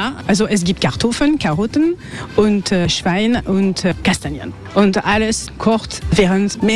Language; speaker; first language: German; non-native, learner; French